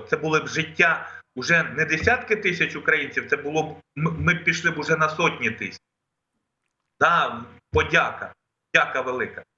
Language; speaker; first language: Ukrainian; non-native, local second language; Russian